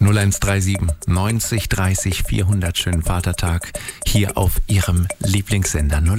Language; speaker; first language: German; native; German